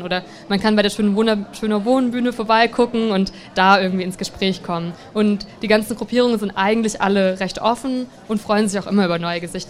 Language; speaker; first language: German; native; German